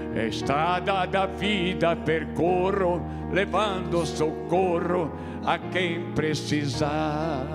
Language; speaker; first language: Portuguese; non-native, fluent; Italian